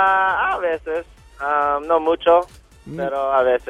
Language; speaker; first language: Spanish; non-native, local second language; English